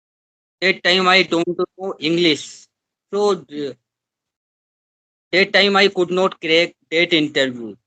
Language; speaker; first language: English; non-native, learner; Hindi